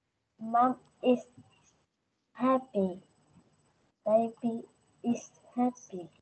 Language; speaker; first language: English; non-native, learner; Vietnamese